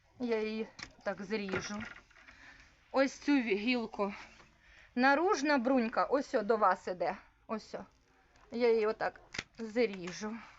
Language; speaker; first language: Ukrainian; non-native, local second language; Russian